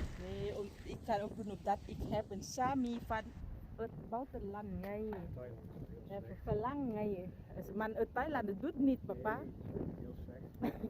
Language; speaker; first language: Dutch; non-native, learner; Thai